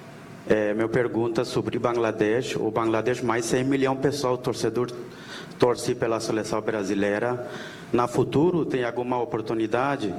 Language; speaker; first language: Portuguese; non-native, learner; Bangla